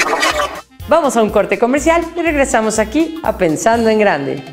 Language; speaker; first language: Spanish; native; Spanish